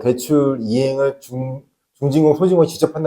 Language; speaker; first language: Korean; native; Korean